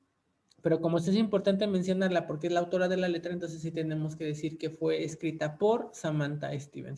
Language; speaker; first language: Spanish; native; Spanish